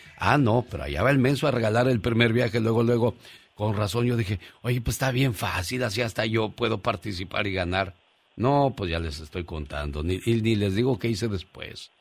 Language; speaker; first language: Spanish; native; Spanish